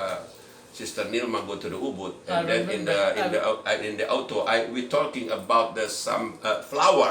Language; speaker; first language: English; non-native, learner; Indonesian